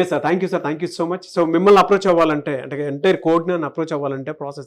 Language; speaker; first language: Telugu; native; Telugu